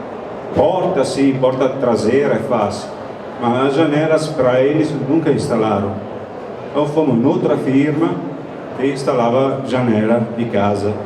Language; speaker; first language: Portuguese; non-native, fluent; Italian